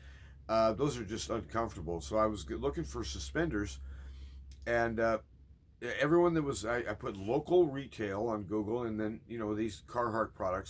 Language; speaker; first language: English; native; English